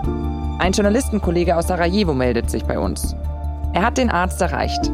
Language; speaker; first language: German; native; German